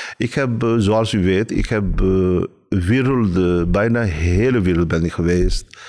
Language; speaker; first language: Dutch; non-native, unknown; Urdu